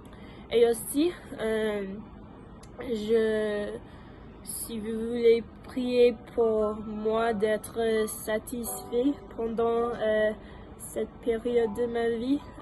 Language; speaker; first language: French; non-native, learner; English